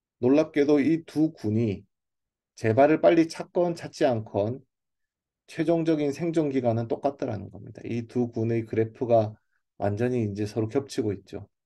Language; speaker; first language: Korean; native; Korean